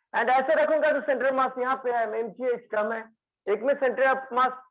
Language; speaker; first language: Hindi; non-native, local second language; Bangla